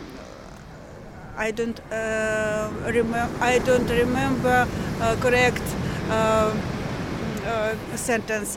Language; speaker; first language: English; non-native, learner; Ukrainian